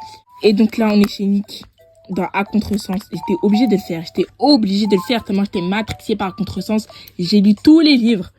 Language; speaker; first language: French; native; French